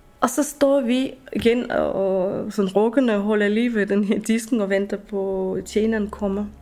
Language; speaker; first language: Danish; non-native, fluent; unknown